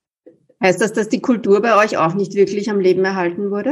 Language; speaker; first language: German; native; German